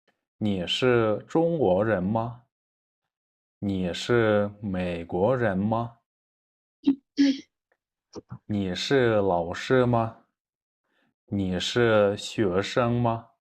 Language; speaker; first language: Chinese; non-native, fluent; Kyrgyz